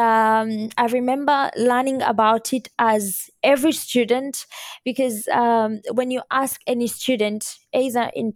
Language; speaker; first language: English; non-native, local second language; Ganda